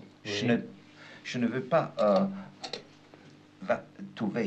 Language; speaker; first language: French; non-native, fluent; German